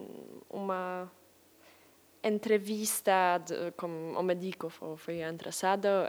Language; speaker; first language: Portuguese; non-native, learner; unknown